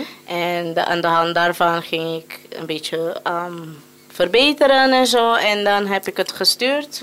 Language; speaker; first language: Dutch; non-native, local second language; Papiamento